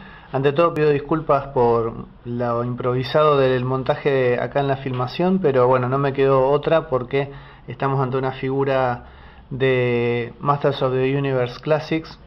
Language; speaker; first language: Spanish; native; Spanish